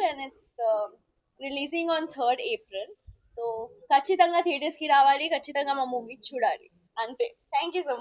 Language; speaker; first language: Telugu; non-native, learner; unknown